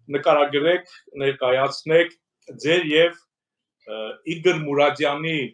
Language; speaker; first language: Armenian; native; Armenian